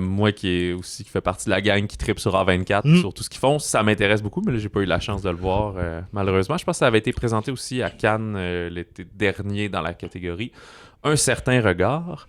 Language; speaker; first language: French; native; French